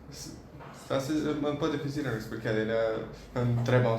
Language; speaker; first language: French; non-native, learner; Bulgarian